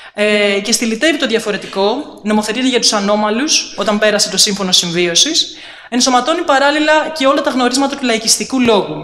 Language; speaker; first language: Greek; native; Greek